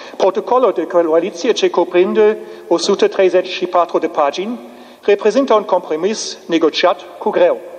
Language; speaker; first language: Romanian; non-native, fluent; German